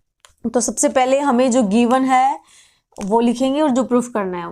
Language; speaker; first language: Hindi; native; Hindi